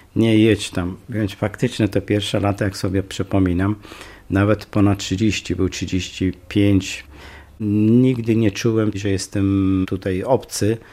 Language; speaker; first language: Polish; non-native, fluent; Kurdish